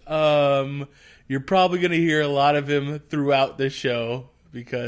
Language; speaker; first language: English; native; English